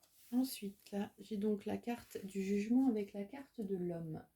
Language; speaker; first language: French; native; French